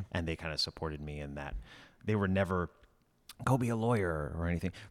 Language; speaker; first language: English; native; English